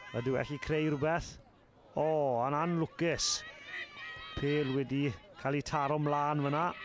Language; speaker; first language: Welsh; native; Welsh